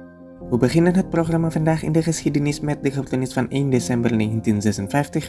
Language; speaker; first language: Dutch; non-native, fluent; Indonesian